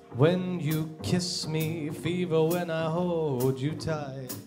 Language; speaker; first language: English; native; English